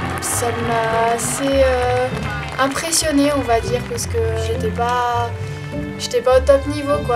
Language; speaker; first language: French; native; French